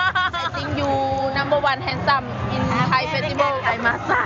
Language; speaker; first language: English; non-native, learner; Thai